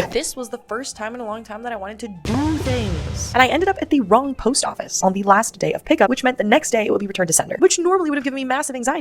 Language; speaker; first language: English; native; English